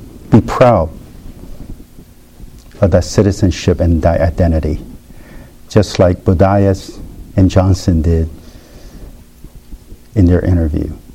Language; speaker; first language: English; early bilingual, other home language; Chinese